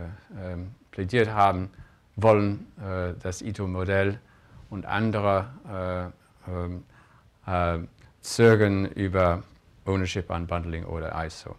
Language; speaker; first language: German; non-native, fluent; English